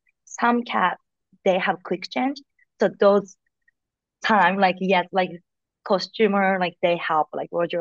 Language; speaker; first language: English; non-native, learner; Japanese